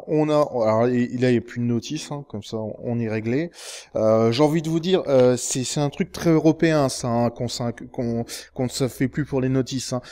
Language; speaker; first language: French; native; French